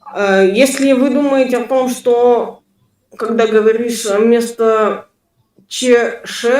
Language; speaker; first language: Russian; native; Russian